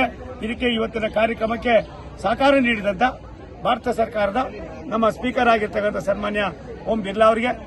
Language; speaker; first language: Kannada; native; Kannada